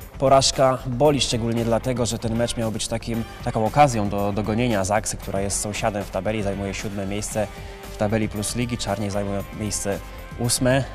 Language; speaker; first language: Polish; native; Polish